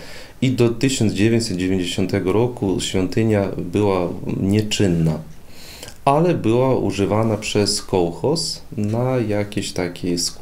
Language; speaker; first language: Polish; non-native, fluent; Russian